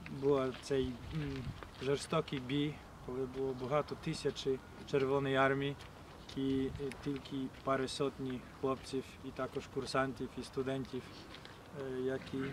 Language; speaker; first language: Ukrainian; non-native, fluent; Polish